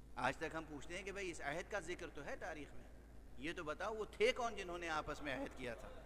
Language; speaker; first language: Urdu; native; Urdu